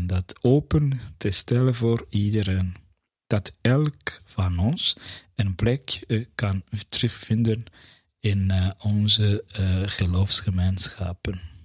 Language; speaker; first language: Dutch; non-native, fluent; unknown